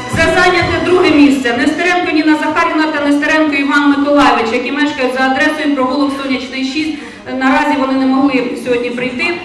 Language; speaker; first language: Ukrainian; native; Ukrainian